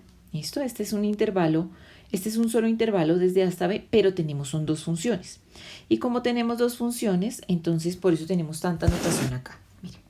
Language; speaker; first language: Spanish; native; Spanish